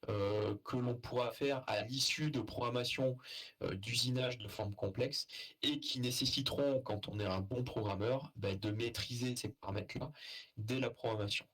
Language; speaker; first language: French; native; French